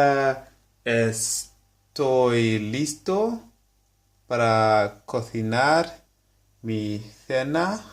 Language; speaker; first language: Spanish; non-native, learner; English